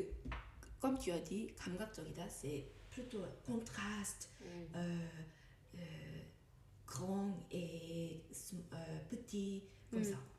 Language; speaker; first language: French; non-native, learner; Korean